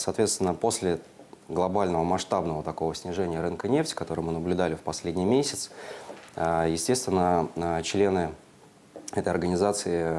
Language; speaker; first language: Russian; native; Russian